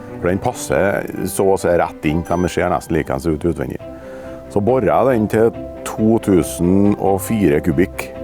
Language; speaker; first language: Norwegian; native; Norwegian